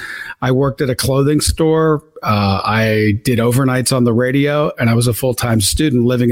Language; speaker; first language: English; native; English